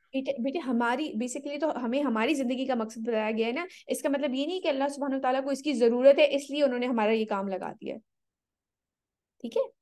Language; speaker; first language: Urdu; native; Urdu